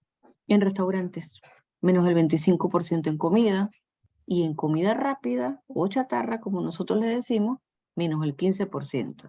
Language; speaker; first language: Spanish; native; Spanish